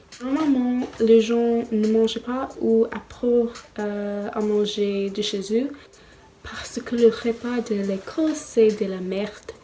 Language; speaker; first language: French; non-native, learner; English